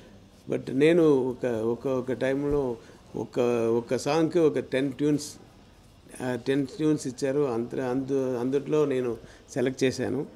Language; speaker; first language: Telugu; non-native, learner; Tamil